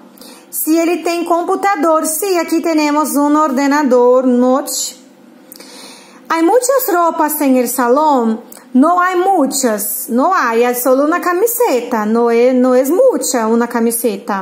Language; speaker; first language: Spanish; non-native, fluent; Portuguese